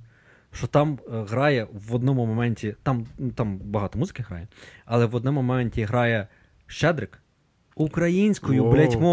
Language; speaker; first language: Ukrainian; native; Ukrainian